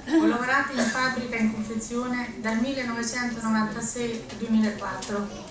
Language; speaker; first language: Italian; non-native, fluent; Albanian